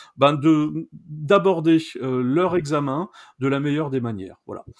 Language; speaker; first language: French; native; French